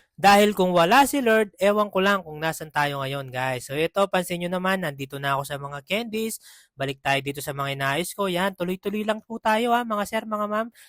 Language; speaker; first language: Filipino; non-native, local second language; Pampanga